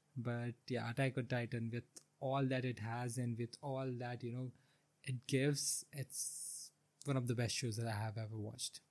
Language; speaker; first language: English; non-native, local second language; Hindi